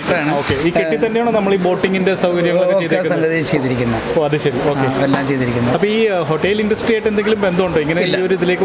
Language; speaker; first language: Malayalam; native; Malayalam